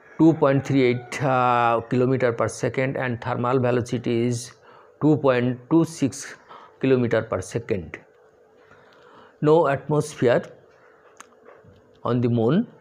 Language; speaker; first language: English; non-native, local second language; Bangla